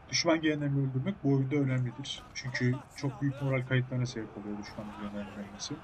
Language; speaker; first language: Turkish; native; Turkish